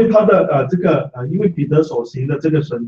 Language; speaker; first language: Chinese; native; Chinese